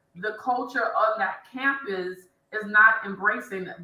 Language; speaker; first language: English; native; English